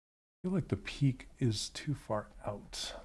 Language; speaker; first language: English; native; English